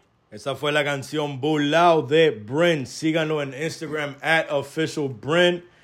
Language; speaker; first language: Spanish; early bilingual, heritage; Spanish